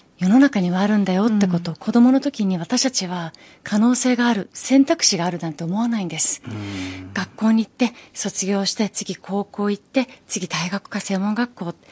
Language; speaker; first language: Japanese; early bilingual, other home language; Persian